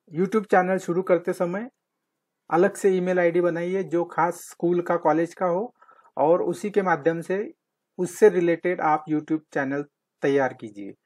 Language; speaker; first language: Hindi; non-native, local second language; Marathi